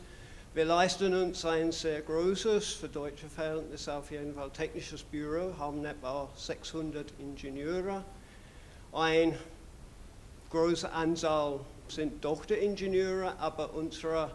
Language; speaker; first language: German; non-native, fluent; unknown